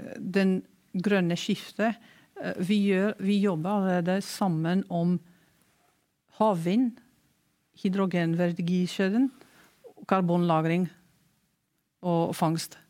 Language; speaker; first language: Norwegian; non-native, fluent; Romanian